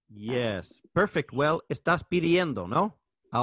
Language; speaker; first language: Spanish; non-native, learner; English